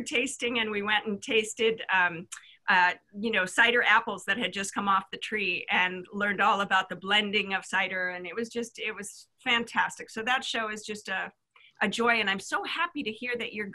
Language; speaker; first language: English; native; English